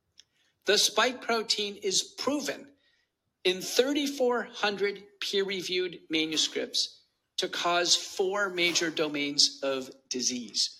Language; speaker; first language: English; native; English